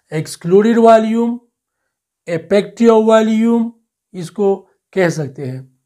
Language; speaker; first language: Urdu; non-native, local second language; Pashto